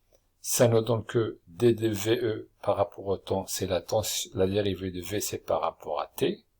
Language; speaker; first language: French; non-native, local second language; Arabic